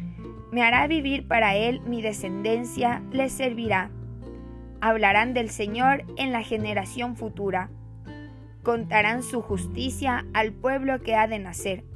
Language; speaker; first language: Spanish; native; Spanish